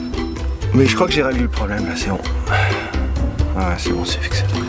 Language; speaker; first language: French; native; French